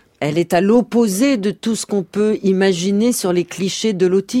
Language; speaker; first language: French; native; French